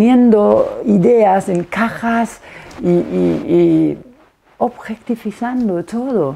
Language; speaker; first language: Spanish; non-native, fluent; Danish